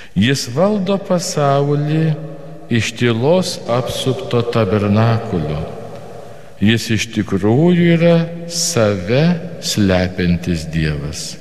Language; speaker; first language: Lithuanian; native; Lithuanian